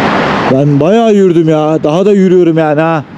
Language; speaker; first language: Turkish; native; Turkish